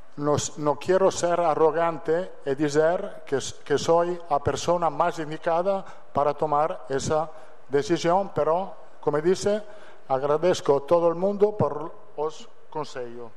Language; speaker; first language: Portuguese; non-native, fluent; Italian